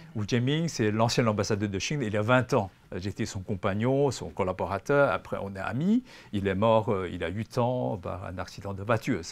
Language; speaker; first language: French; non-native, fluent; Chinese